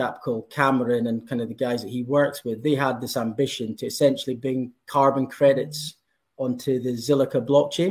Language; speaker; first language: English; native; English